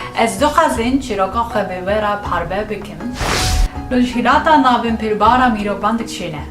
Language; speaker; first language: Kurdish; non-native, learner; Japanese